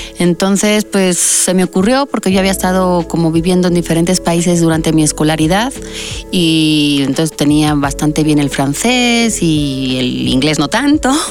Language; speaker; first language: Spanish; native; Spanish